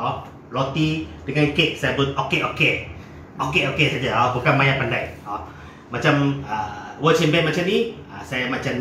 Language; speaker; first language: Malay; non-native, local second language; Chinese